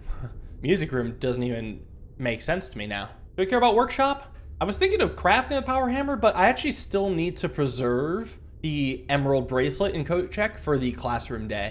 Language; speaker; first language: English; native; English